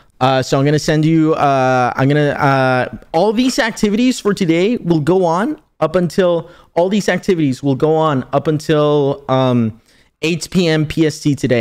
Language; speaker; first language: English; early bilingual, other home language; Spanish